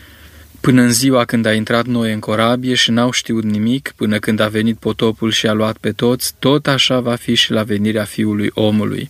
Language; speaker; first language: Romanian; native; Romanian